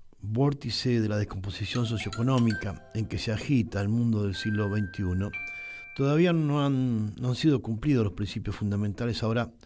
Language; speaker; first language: Spanish; native; Spanish